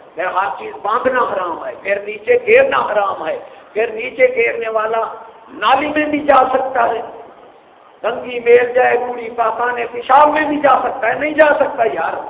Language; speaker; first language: Urdu; non-native, local second language; Punjabi